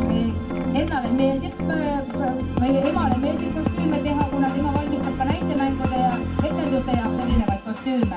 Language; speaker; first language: Estonian; native; Estonian